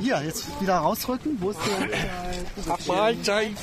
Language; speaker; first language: German; native; German